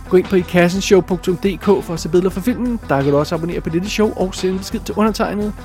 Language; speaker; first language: Danish; native; Danish